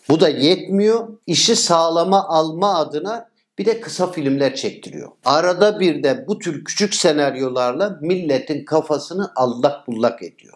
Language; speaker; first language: Turkish; native; Turkish